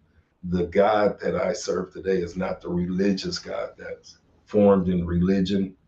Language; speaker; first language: English; native; English